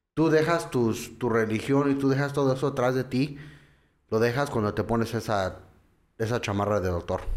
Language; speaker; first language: Spanish; early bilingual, heritage; English